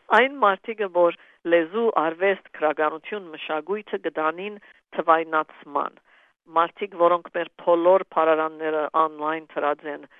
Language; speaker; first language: Armenian; early bilingual, heritage; Armenian